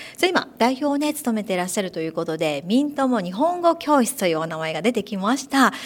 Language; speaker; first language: Japanese; native; Japanese